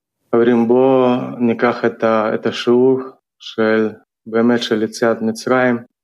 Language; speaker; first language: Hebrew; non-native, fluent; Russian